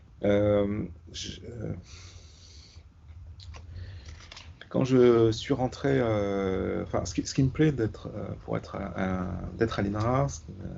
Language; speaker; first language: French; native; French